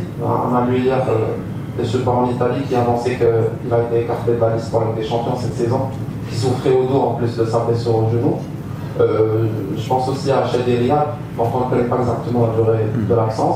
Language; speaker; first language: French; non-native, local second language; Arabic